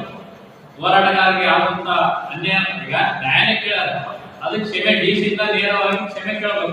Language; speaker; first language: Kannada; native; Kannada